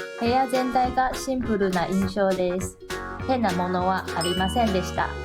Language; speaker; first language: Japanese; non-native, fluent; Chinese